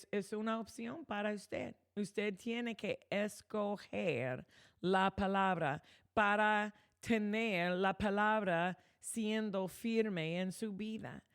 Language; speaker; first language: Spanish; non-native, fluent; English